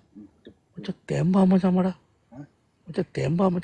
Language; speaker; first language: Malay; non-native, local second language; Tamil